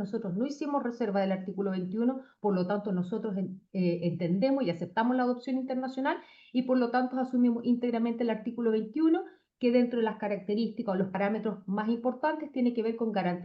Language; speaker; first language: Spanish; native; Spanish